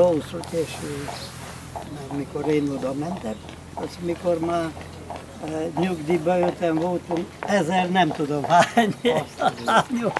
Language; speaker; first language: Hungarian; non-native, local second language; Romanian